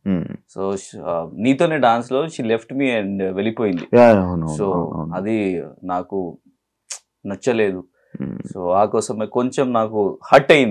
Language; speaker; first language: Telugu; non-native, learner; Hindi